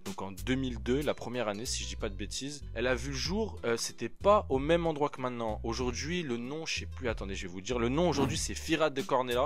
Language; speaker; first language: French; native; French